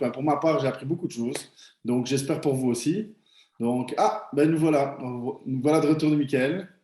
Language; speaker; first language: French; native; French